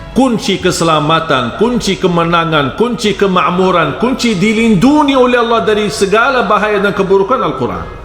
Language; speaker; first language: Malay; non-native, fluent; Arabic